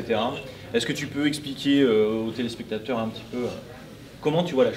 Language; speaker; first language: French; native; French